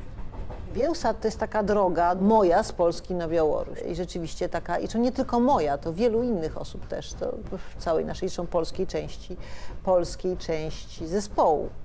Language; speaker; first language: Polish; native; Polish